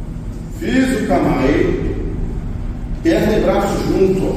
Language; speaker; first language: Portuguese; native; Portuguese